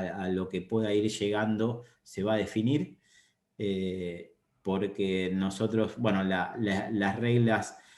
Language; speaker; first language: Spanish; native; Spanish